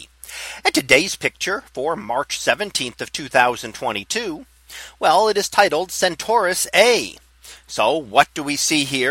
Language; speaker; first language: English; native; English